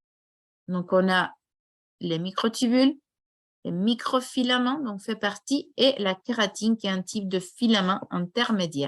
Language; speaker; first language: French; non-native, fluent; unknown